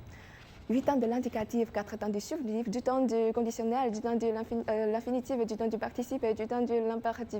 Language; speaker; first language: French; non-native, fluent; Chinese